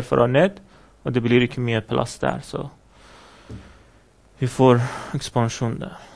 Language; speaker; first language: Swedish; non-native, fluent; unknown